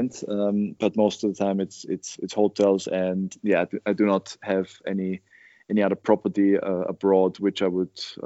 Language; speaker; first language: English; non-native, fluent; German